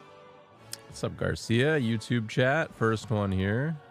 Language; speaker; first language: English; native; English